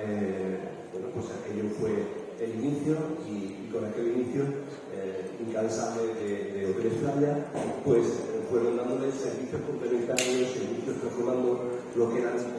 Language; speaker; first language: Spanish; native; Spanish